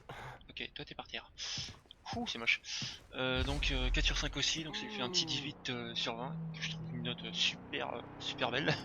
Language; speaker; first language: French; native; French